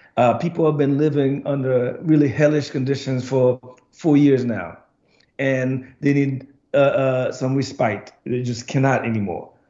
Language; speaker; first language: English; non-native, fluent; Haitian Creole